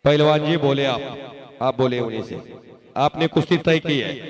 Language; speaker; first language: Hindi; non-native, local second language; Marathi